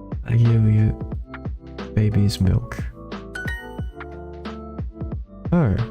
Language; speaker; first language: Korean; non-native, learner; English